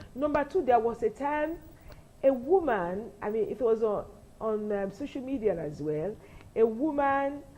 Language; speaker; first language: English; non-native, local second language; Yoruba